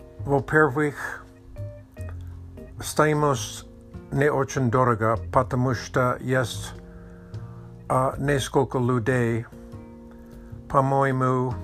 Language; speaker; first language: Russian; non-native, learner; Czech